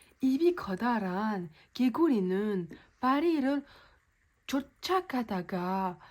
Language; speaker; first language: Korean; early bilingual, heritage; French